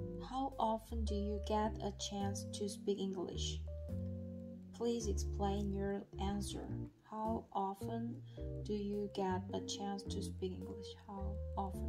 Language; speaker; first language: English; non-native, learner; Korean